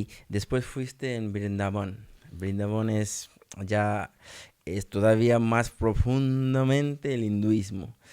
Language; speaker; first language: Spanish; non-native, learner; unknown